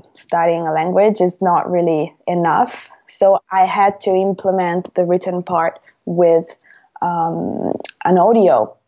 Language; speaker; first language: English; non-native, fluent; Italian